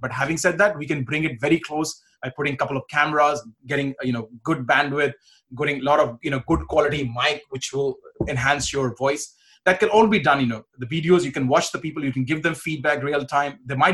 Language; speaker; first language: English; non-native, local second language; Punjabi